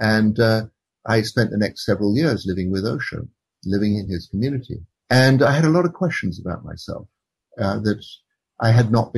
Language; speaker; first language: English; native; English